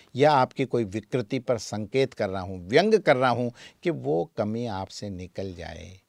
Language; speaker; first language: Hindi; native; Hindi